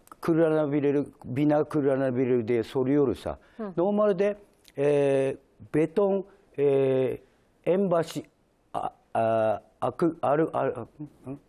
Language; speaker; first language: Turkish; non-native, learner; Japanese